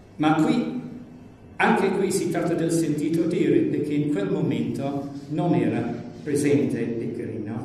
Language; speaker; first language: Italian; non-native, fluent; English